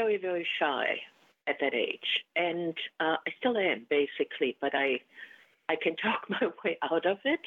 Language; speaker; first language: English; non-native, fluent; German